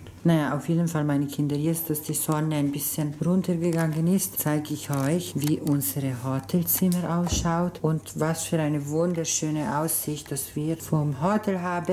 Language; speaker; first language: German; early bilingual, other home language; Spanish